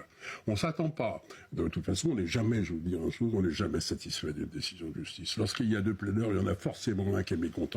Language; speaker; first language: French; native; French